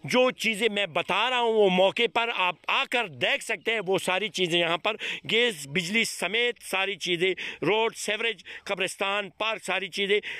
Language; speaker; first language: Urdu; non-native, local second language; Pashto